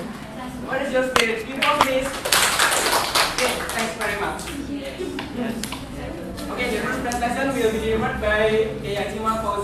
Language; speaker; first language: English; non-native, learner; Indonesian